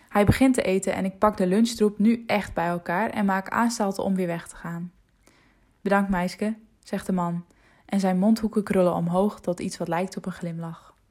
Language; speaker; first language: Dutch; non-native, local second language; Western Frisian